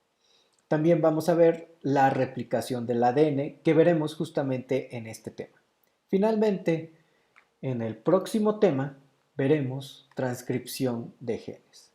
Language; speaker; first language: Spanish; native; Spanish